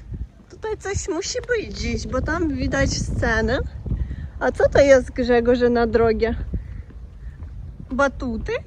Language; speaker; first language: Polish; non-native, learner; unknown